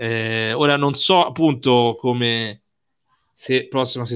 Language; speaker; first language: Italian; native; Italian